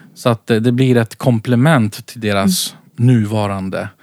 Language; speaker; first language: Swedish; early bilingual, other home language; Central Kurdish